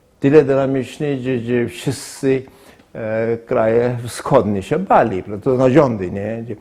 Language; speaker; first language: Polish; non-native, fluent; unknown